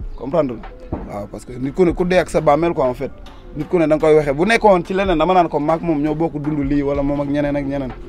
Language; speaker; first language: Wolof; native; Wolof